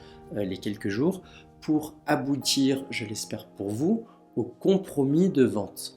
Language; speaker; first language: French; native; French